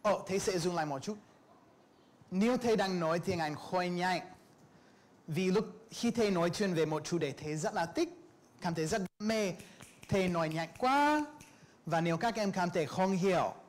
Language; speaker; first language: Vietnamese; non-native, learner; English